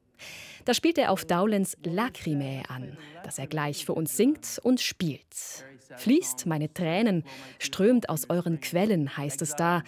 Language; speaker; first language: German; native; German